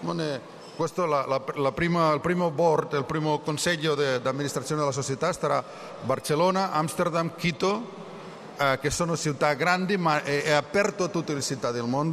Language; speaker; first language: Italian; non-native, learner; Catalan